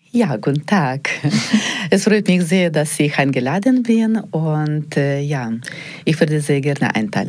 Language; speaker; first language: German; non-native, fluent; Ukrainian